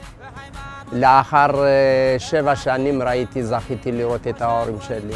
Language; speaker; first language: Hebrew; non-native, fluent; Amharic